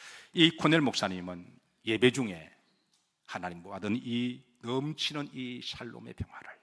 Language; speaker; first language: Korean; native; Korean